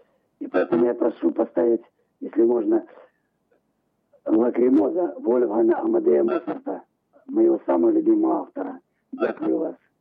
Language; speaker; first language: Ukrainian; non-native, local second language; Russian